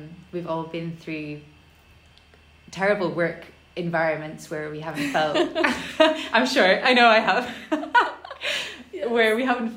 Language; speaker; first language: English; native; English